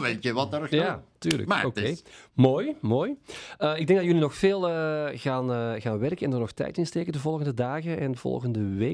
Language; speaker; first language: Dutch; native; Dutch